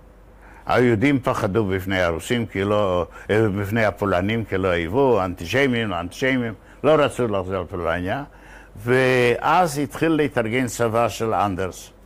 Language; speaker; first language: Hebrew; non-native, fluent; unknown